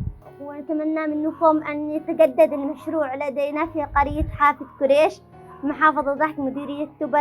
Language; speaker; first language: Arabic; native; Arabic